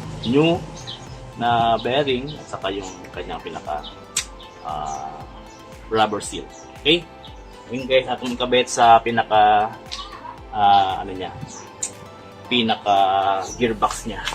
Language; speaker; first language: Filipino; native; Filipino